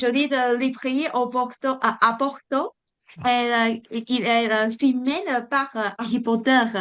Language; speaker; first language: French; non-native, fluent; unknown